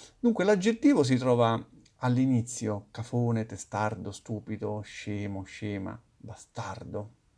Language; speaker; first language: Italian; native; Italian